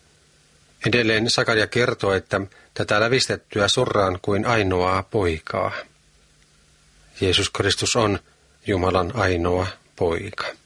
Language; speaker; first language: Finnish; native; Finnish